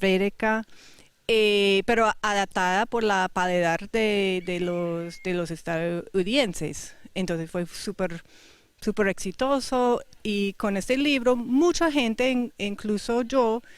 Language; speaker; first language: Spanish; non-native, fluent; English